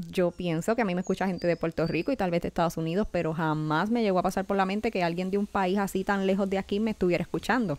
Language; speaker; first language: Spanish; native; Spanish